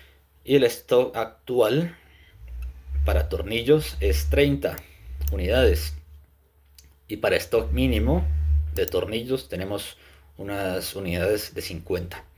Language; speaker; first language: Spanish; native; Spanish